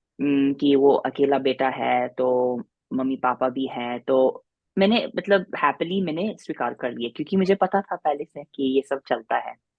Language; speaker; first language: Hindi; non-native, fluent; English